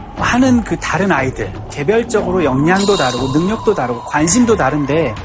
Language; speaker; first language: Korean; native; Korean